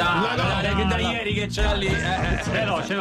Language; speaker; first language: Italian; native; Italian